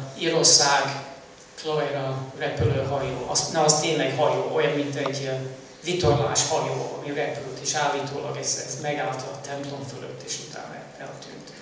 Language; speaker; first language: Hungarian; early bilingual, heritage; Hungarian